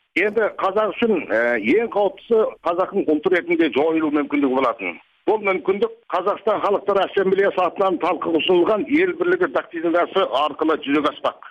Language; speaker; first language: Kazakh; early bilingual, heritage; Kazakh